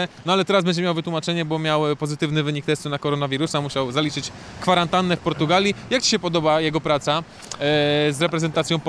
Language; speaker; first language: Polish; native; Polish